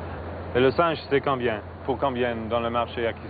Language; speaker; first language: French; non-native, fluent; English